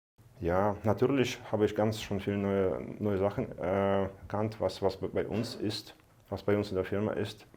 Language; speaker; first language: German; non-native, fluent; Russian